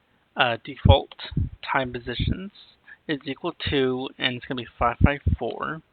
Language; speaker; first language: English; native; English